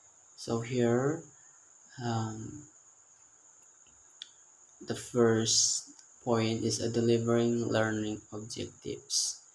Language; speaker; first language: English; non-native, learner; Indonesian